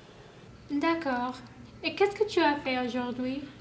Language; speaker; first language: French; non-native, learner; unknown